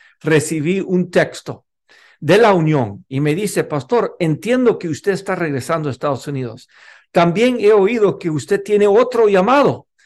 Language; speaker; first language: Spanish; non-native, local second language; English